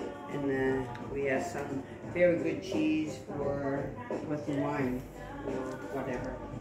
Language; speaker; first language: English; non-native, fluent; Dutch